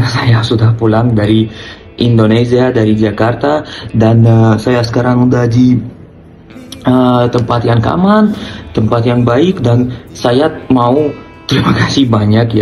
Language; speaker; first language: Indonesian; non-native, learner; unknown